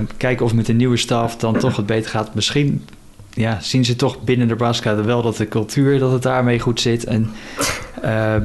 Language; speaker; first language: Dutch; native; Dutch